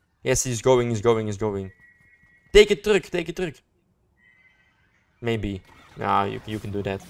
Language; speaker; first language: English; non-native, learner; Dutch